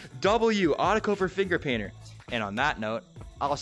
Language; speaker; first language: English; native; English